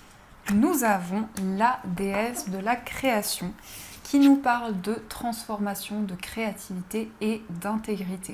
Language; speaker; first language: French; native; French